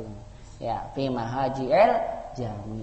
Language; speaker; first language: Arabic; non-native, fluent; Indonesian